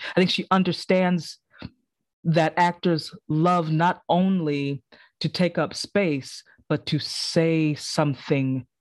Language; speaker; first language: English; native; English